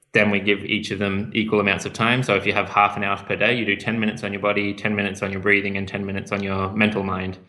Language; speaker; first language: English; native; English